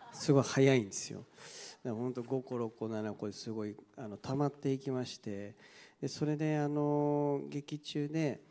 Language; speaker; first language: Japanese; native; Japanese